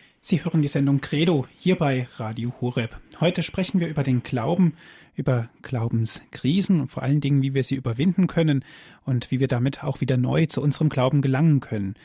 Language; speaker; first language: German; native; German